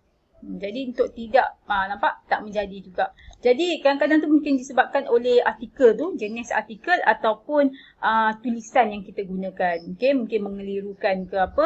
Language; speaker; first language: Malay; native; Malay